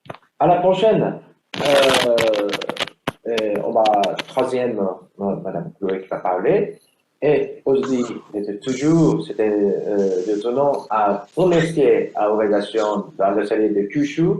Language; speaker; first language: French; non-native, learner; Japanese